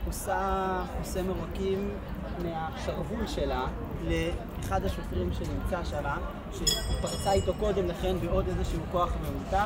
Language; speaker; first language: Hebrew; native; Hebrew